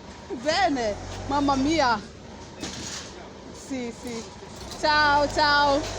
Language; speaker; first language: Italian; non-native, learner; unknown